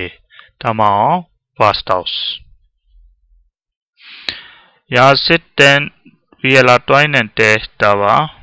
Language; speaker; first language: Finnish; non-native, learner; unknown